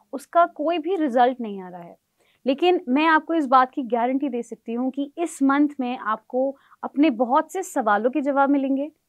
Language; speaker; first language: Hindi; native; Hindi